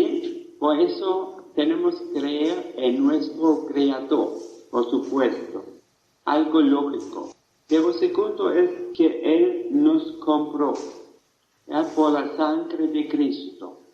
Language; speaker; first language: Spanish; non-native, fluent; German